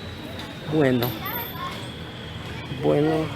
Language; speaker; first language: Spanish; non-native, learner; English